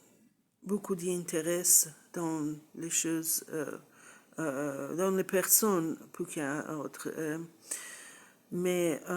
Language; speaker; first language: French; non-native, learner; English